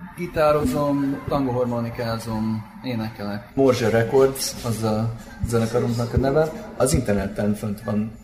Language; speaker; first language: Hungarian; non-native, fluent; English